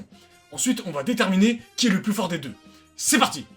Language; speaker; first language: French; native; French